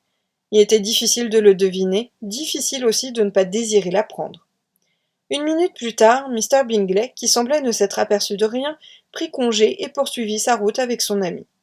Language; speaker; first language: French; native; French